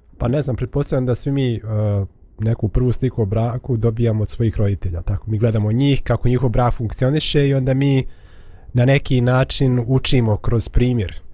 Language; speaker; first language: Bosnian; native; Bosnian